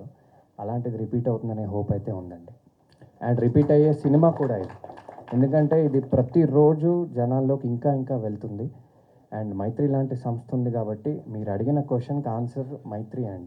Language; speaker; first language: Telugu; native; Telugu